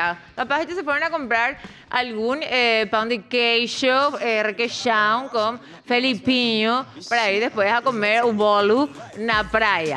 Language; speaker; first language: Spanish; native; Spanish